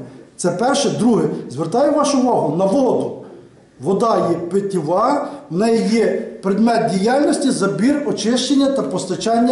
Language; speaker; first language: Ukrainian; native; Ukrainian